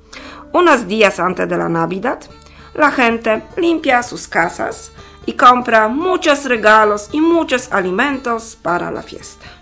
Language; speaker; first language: Spanish; non-native, learner; Polish